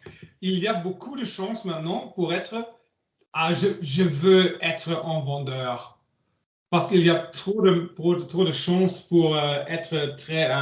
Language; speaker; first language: French; non-native, learner; English